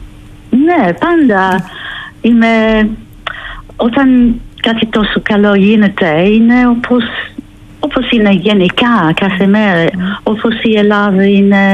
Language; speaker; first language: Greek; non-native, learner; English